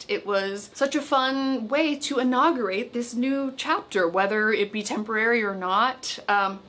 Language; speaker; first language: English; native; English